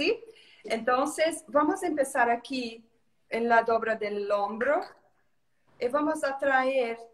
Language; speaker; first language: Spanish; non-native, learner; Portuguese